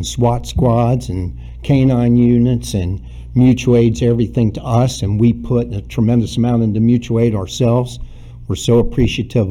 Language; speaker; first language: English; native; English